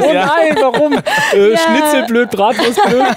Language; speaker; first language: German; native; German